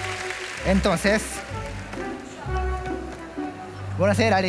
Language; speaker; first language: Spanish; non-native, learner; Japanese